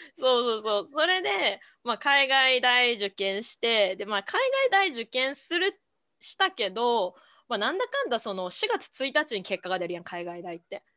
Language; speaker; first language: Japanese; early bilingual, other home language; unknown